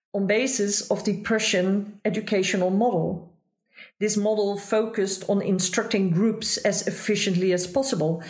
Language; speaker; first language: English; non-native, fluent; Dutch